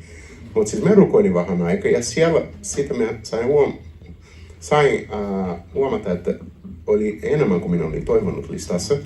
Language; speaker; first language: Finnish; non-native, learner; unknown